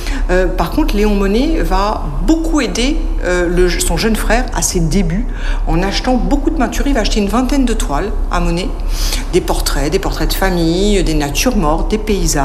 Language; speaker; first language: French; native; French